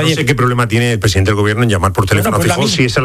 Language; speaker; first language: Spanish; native; Spanish